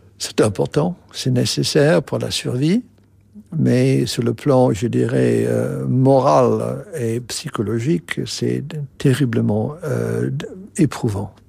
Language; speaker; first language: French; non-native, fluent; English